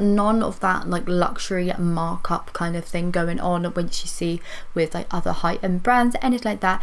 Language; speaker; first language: English; native; English